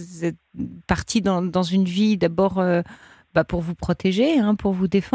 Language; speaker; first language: French; native; French